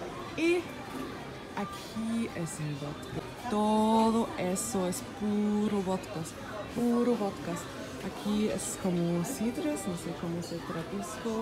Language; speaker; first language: Spanish; non-native, learner; German